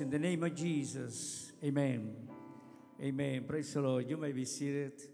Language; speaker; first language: English; non-native, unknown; Spanish